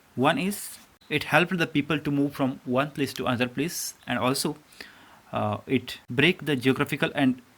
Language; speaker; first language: English; non-native, local second language; Kannada